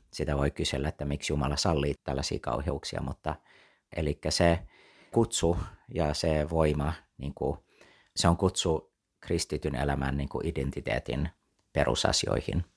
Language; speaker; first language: Finnish; early bilingual, heritage; Finnish